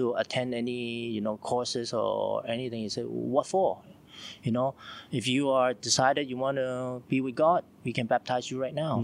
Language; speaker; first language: English; non-native, local second language; Cantonese